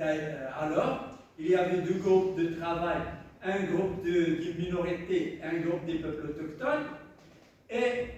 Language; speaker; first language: French; non-native, local second language; Tachelhit